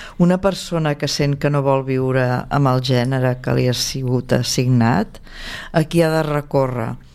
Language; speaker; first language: Catalan; native; Catalan